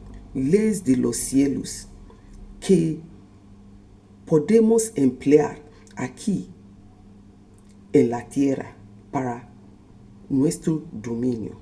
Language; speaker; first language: Spanish; non-native, fluent; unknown